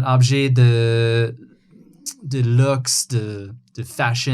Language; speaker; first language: French; non-native, fluent; English